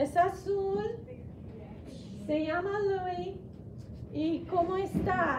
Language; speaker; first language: Spanish; non-native, fluent; English